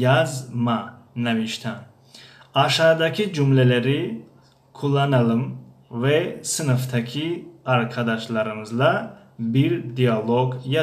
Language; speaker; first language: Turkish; non-native, fluent; Tajik